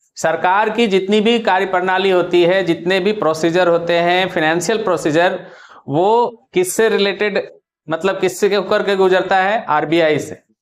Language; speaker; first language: Hindi; native; Hindi